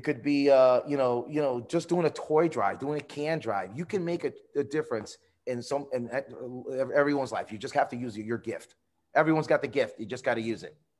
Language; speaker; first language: English; early bilingual, other home language; Spanish